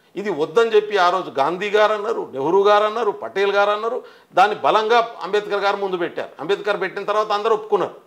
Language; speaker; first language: Telugu; non-native, local second language; Lambadi